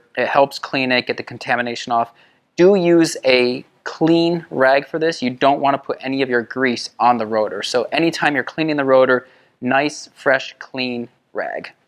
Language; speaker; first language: English; native; English